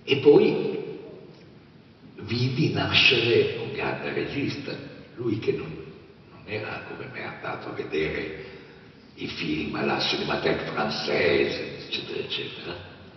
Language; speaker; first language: Italian; native; Italian